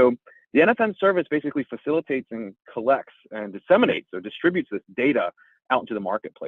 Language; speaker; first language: English; native; English